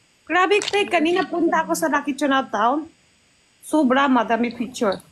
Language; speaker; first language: Filipino; non-native, learner; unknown